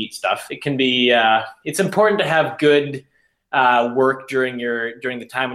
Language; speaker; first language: English; native; English